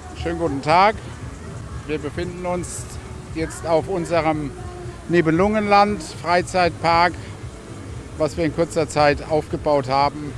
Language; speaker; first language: German; native; German